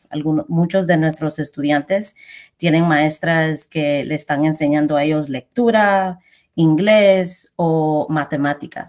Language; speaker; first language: Spanish; early bilingual, heritage; Spanish